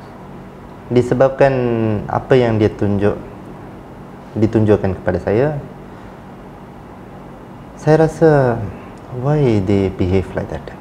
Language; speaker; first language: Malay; non-native, local second language; Tamil